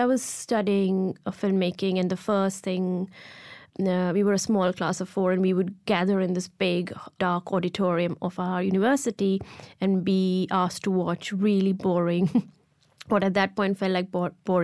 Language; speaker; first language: English; non-native, local second language; Gujarati